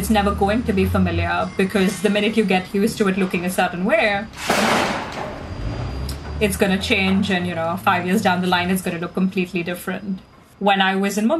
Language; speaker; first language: English; non-native, local second language; Hindi